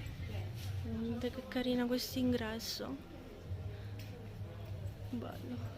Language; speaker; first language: Italian; native; Italian